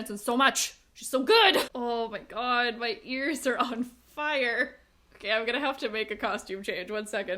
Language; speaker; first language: English; native; English